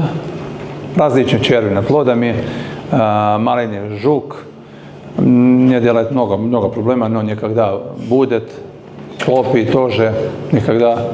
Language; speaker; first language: Russian; non-native, learner; Serbian